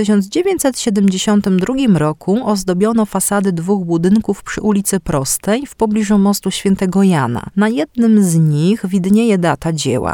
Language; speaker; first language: Polish; native; Polish